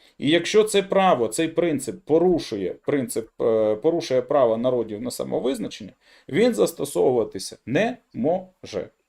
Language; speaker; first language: Ukrainian; non-native, local second language; Russian